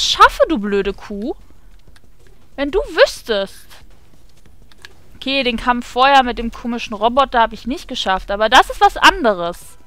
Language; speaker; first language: German; native; German